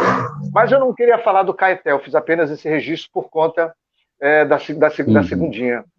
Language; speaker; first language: Portuguese; native; Portuguese